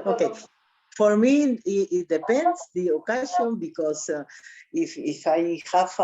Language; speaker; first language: English; non-native, learner; Spanish